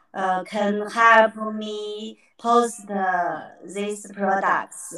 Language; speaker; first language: English; non-native, learner; Chinese